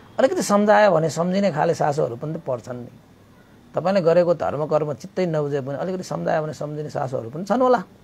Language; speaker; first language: Nepali; non-native, local second language; Newari